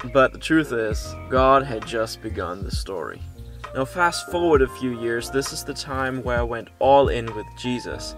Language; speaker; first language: English; early bilingual, heritage; German